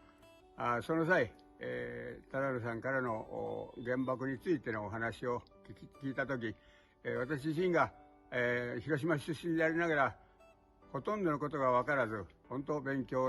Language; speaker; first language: Japanese; native; Japanese